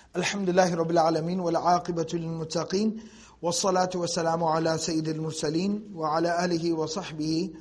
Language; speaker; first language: Arabic; non-native, fluent; English